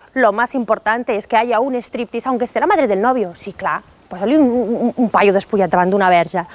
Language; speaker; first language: Spanish; non-native, local second language; Catalan